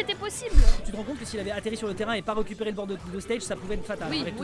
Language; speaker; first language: French; native; French